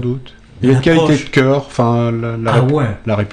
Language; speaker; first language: French; native; French